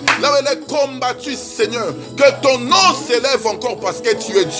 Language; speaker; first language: French; non-native, local second language; Lingala